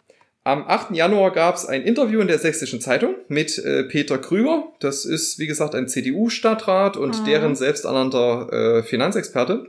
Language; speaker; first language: German; native; German